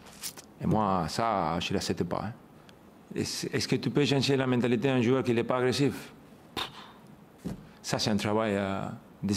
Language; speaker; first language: French; non-native, fluent; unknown